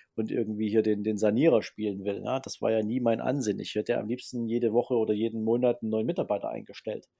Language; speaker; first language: German; native; German